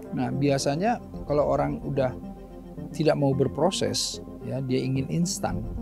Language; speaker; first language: Indonesian; non-native, local second language; Sundanese